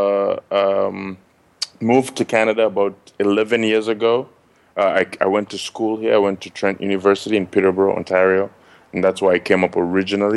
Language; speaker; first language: English; non-native, local second language; Ganda